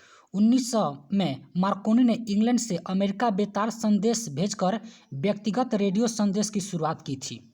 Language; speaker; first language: Hindi; native; Hindi